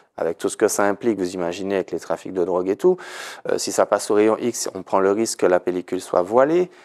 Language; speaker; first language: French; native; French